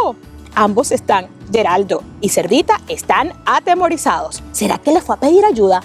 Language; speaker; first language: Spanish; native; Spanish